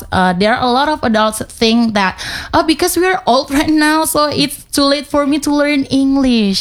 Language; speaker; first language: English; non-native, fluent; Indonesian